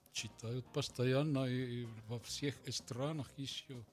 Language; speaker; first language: Russian; non-native, learner; Finnish